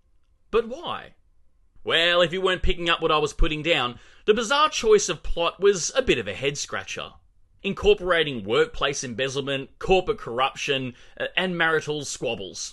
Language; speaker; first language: English; native; English